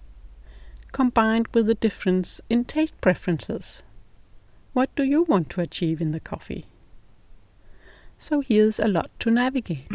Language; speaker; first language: English; non-native, fluent; Danish